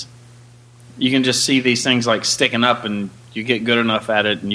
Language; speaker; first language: English; native; English